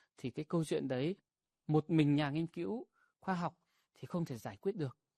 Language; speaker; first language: Vietnamese; non-native, local second language; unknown